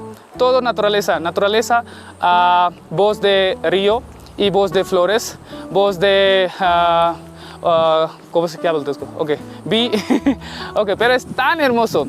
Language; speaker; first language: Spanish; non-native, learner; Hindi